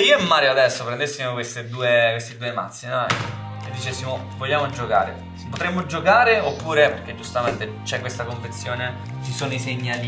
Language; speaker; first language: Italian; native; Italian